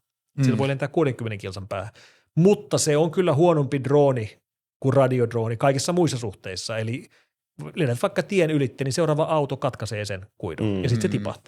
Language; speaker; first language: Finnish; native; Finnish